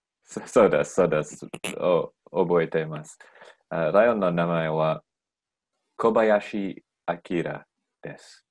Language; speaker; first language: Japanese; non-native, learner; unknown